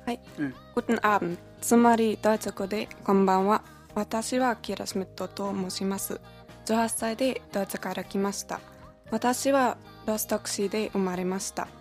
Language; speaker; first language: Japanese; non-native, learner; German